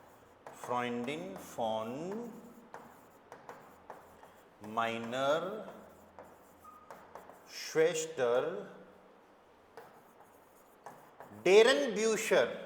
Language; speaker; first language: German; non-native, fluent; Hindi